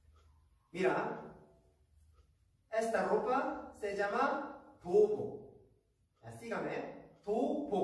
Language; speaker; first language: Spanish; non-native, learner; Korean